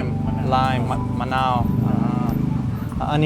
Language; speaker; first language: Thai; non-native, learner; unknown